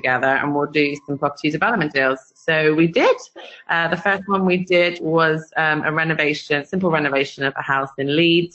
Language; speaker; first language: English; native; English